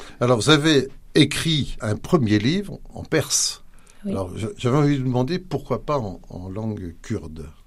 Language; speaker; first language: French; native; French